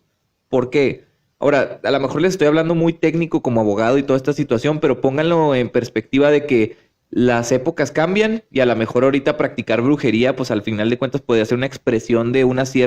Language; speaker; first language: Spanish; native; Spanish